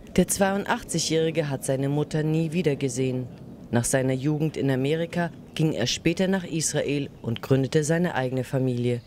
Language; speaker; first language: German; native; German